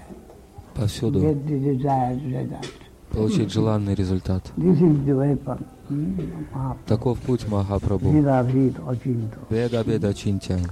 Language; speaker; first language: Russian; native; Russian